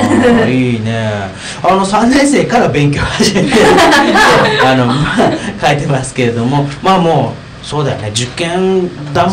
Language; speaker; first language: Japanese; native; Japanese